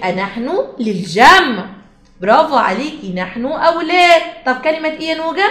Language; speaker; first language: Arabic; native; Arabic